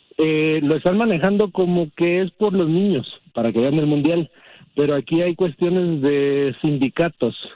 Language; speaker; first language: Spanish; early bilingual, heritage; Spanish